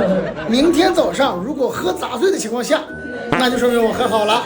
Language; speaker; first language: Chinese; native; Chinese